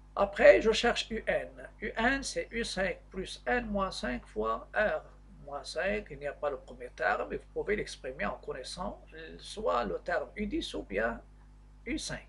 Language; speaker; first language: French; non-native, local second language; Arabic